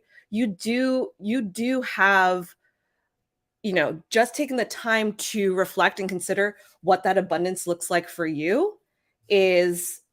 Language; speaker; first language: English; native; English